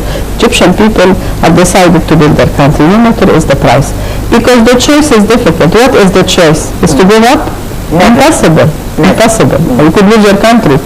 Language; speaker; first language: English; non-native, fluent; Arabic